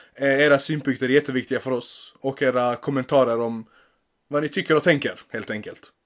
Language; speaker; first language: Swedish; native; Swedish